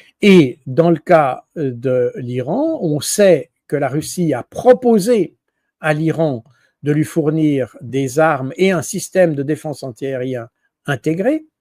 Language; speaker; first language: French; native; French